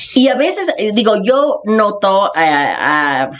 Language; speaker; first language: Spanish; non-native, fluent; English